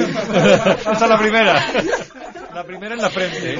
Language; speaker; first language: Spanish; native; Spanish